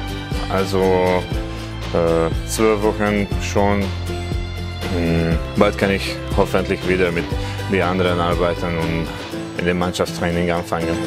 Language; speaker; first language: German; non-native, learner; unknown